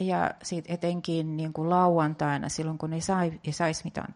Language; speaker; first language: Finnish; non-native, fluent; Russian